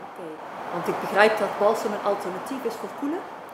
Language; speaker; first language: Dutch; native; Dutch